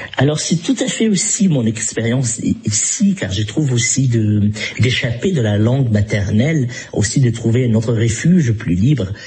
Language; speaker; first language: French; non-native, fluent; Arabic